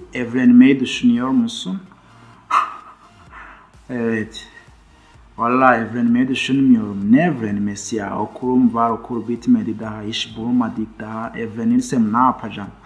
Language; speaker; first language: Turkish; non-native, fluent; Kinyarwanda